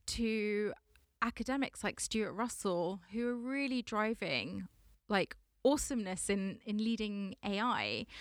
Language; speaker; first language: English; native; English